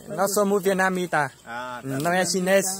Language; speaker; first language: Portuguese; non-native, learner; Vietnamese